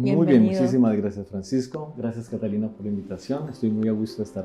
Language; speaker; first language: Spanish; native; Spanish